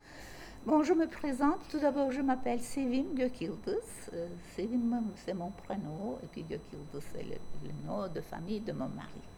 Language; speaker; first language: French; non-native, fluent; Turkish